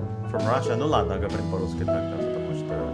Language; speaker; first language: Russian; non-native, learner; Indonesian